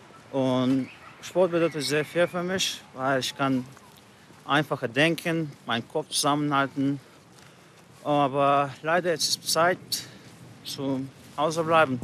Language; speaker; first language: German; non-native, learner; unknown